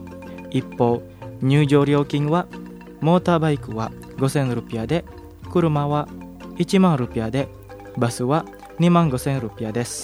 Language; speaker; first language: Japanese; non-native, fluent; Indonesian